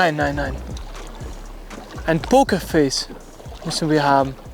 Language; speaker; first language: German; non-native, learner; Dutch